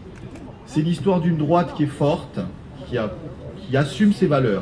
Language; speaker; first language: French; native; French